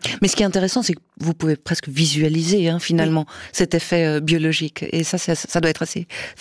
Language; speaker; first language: French; native; French